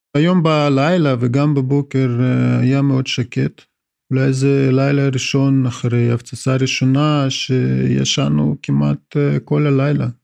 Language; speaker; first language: Hebrew; non-native, fluent; Russian